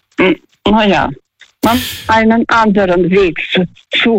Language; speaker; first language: German; non-native, fluent; Russian